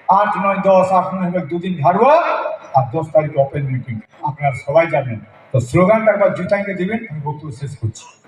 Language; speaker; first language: Bangla; non-native, local second language; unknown